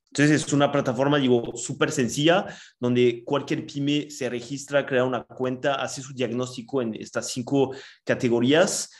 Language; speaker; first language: Spanish; non-native, fluent; French